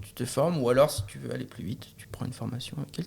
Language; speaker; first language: French; native; French